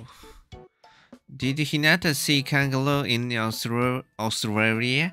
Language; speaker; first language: English; non-native, learner; Japanese